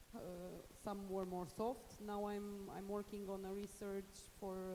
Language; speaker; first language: English; non-native, fluent; Romanian